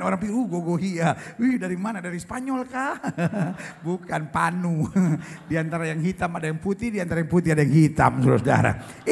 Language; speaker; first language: Indonesian; native; Indonesian